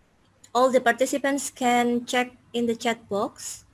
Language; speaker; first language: English; non-native, fluent; Indonesian